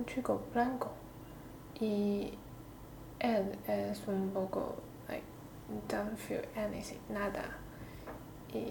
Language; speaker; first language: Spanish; non-native, learner; Chinese